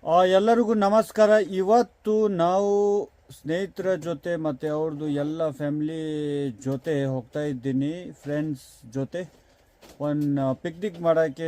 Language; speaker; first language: Kannada; non-native, fluent; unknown